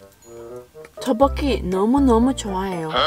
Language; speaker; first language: Korean; non-native, learner; Spanish